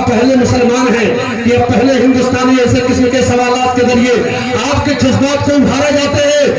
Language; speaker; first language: Hindi; native; Hindi